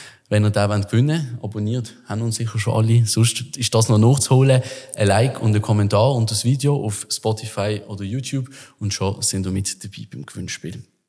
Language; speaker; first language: German; native; German